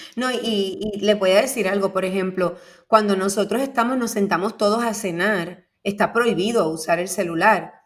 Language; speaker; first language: Spanish; native; Spanish